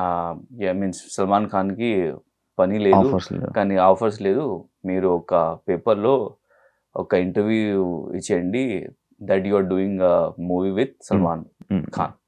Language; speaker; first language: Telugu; non-native, learner; Hindi